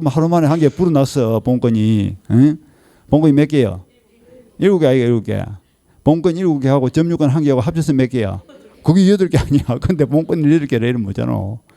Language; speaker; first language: Korean; native; Korean